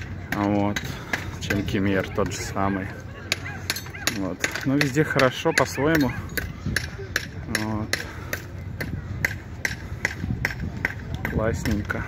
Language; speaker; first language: Russian; native; Russian